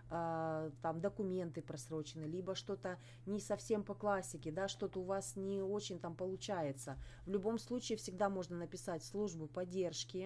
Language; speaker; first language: Russian; native; Russian